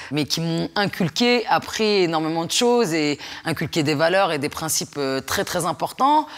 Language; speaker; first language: French; native; French